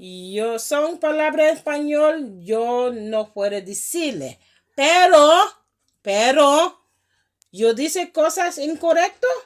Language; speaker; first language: Spanish; non-native, learner; English